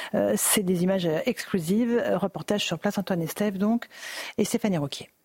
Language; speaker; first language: French; native; French